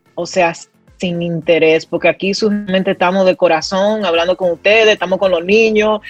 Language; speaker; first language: Spanish; early bilingual, heritage; Spanish